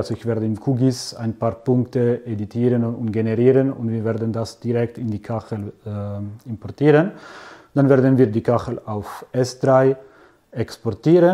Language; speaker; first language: German; non-native, fluent; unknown